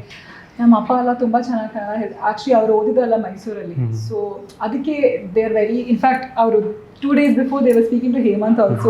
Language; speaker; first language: Kannada; non-native, local second language; Malayalam